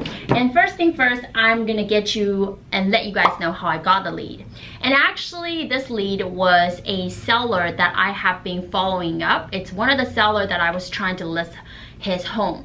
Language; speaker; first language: English; non-native, fluent; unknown